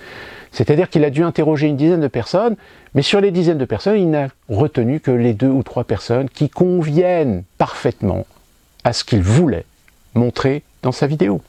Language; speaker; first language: French; native; French